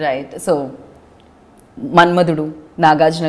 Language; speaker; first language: Telugu; native; Telugu